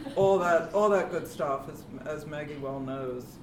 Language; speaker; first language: English; native; English